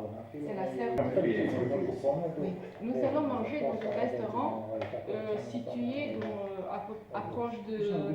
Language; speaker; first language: French; non-native, fluent; Serbian